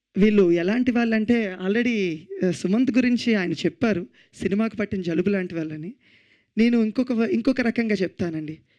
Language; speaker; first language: Telugu; native; Telugu